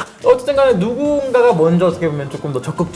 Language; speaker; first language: Korean; native; Korean